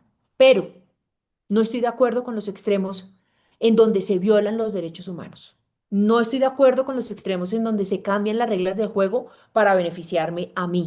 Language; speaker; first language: Spanish; native; Spanish